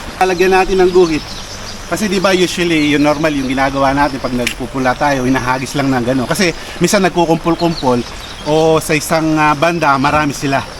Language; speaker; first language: Filipino; native; Filipino